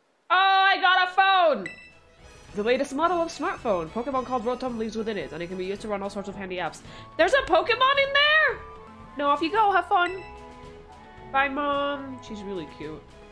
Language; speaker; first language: English; early bilingual, other home language; Spanish